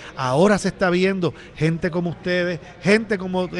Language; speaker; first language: Spanish; native; Spanish